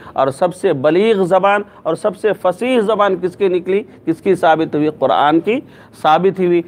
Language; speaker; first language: Urdu; native; Urdu